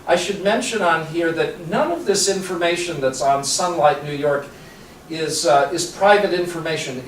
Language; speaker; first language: English; native; English